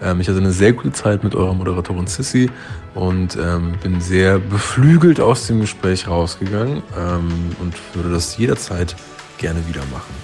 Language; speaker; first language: German; native; German